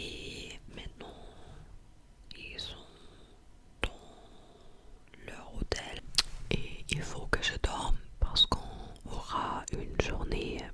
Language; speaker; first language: French; non-native, fluent; German